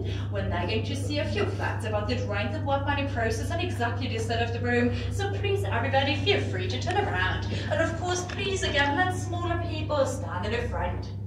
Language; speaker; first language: English; non-native, fluent; German